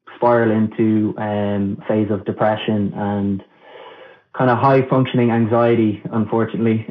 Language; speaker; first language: English; non-native, local second language; Irish